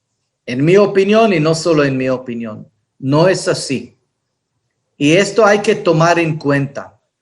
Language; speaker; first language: Spanish; non-native, fluent; Hebrew